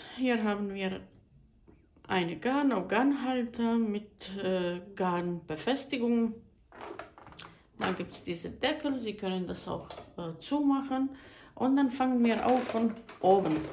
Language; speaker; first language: German; non-native, fluent; Croatian